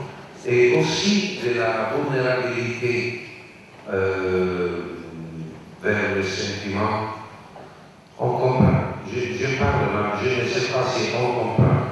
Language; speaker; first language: French; non-native, learner; Italian